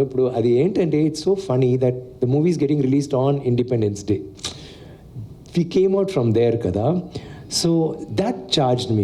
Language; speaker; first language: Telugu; non-native, learner; Tamil